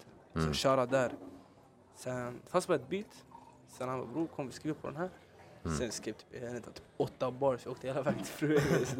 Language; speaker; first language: Swedish; early bilingual, other home language; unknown